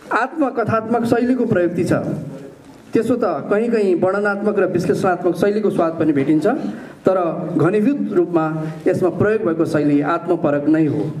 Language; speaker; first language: Nepali; native; Nepali